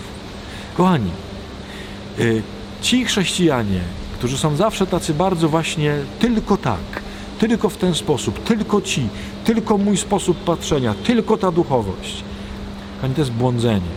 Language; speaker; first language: Polish; native; Polish